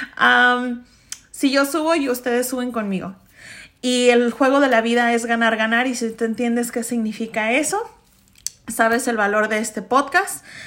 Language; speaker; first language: Spanish; early bilingual, heritage; Spanish